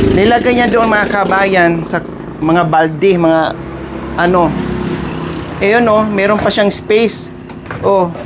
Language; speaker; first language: Filipino; non-native, local second language; Cebuano